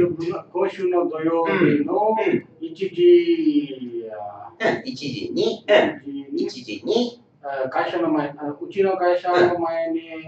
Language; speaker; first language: Japanese; non-native, learner; Tamil